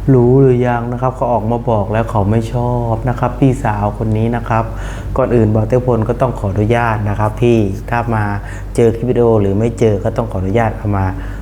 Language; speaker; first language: Thai; non-native, fluent; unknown